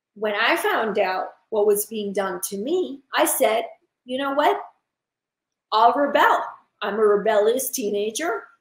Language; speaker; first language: English; early bilingual, other home language; Urdu